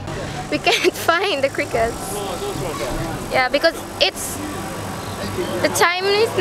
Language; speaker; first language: English; non-native, fluent; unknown